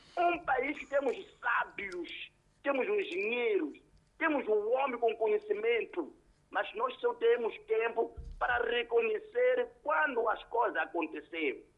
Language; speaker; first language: Portuguese; non-native, local second language; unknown